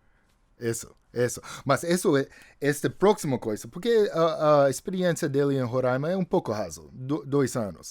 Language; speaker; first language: Portuguese; non-native, fluent; English